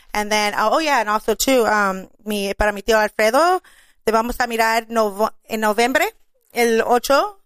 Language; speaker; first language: Spanish; early bilingual, heritage; Spanish